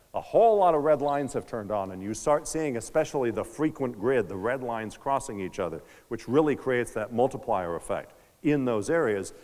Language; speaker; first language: English; native; English